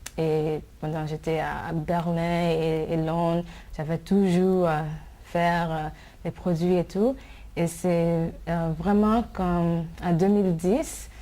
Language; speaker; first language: French; non-native, fluent; English